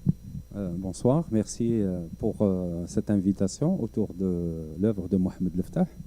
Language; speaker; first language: French; non-native, local second language; Arabic